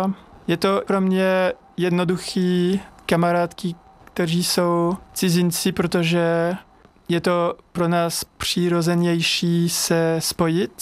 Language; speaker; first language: Czech; non-native, learner; French